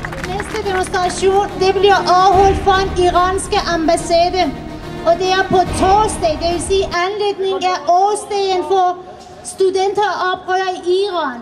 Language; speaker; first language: Danish; non-native, fluent; Persian